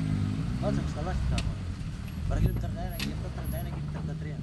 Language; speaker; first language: Greek; native; Greek